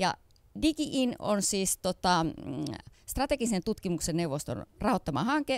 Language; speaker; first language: Finnish; native; Finnish